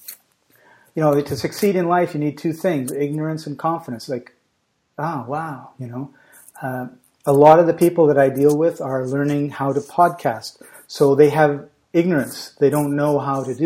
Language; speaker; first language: English; native; English